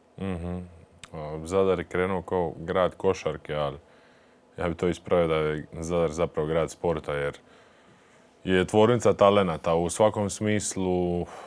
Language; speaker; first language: Croatian; native; Croatian